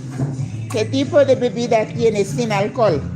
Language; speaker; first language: Spanish; non-native, learner; English